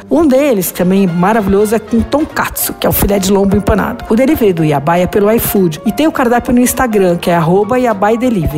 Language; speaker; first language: Portuguese; native; Portuguese